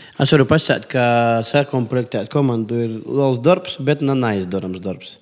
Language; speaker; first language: Latvian; native; Latvian